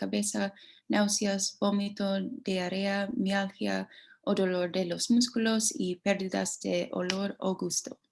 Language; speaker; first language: Spanish; non-native, learner; English